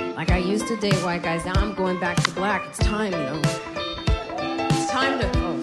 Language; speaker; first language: English; native; English